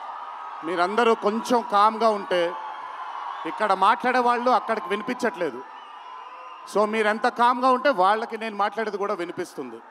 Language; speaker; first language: Telugu; native; Telugu